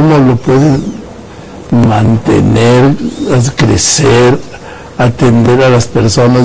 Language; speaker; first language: Spanish; native; Spanish